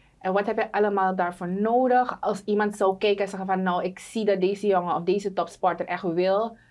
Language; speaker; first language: Dutch; native; Dutch